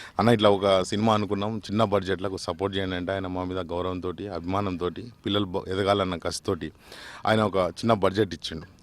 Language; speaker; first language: Telugu; native; Telugu